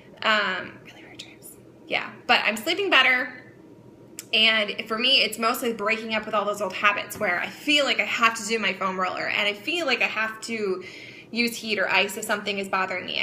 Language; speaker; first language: English; native; English